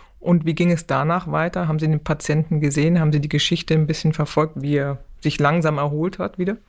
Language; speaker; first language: German; native; German